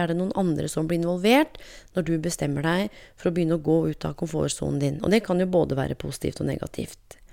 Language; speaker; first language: Norwegian; native; Norwegian